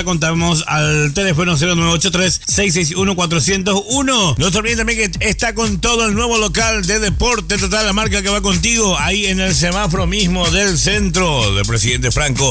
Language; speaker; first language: Spanish; native; Spanish